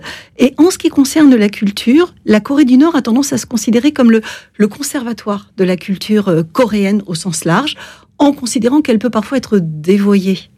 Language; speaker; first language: French; native; French